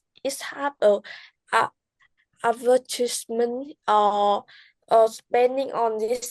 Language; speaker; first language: English; non-native, learner; Vietnamese